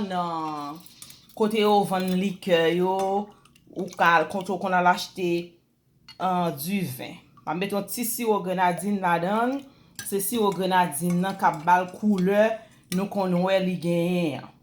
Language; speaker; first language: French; non-native, learner; Haitian Creole